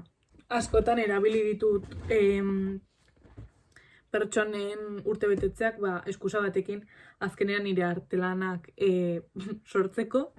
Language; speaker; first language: Basque; non-native, local second language; Spanish